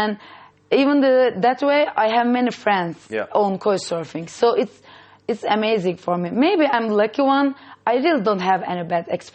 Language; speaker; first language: English; non-native, fluent; Turkish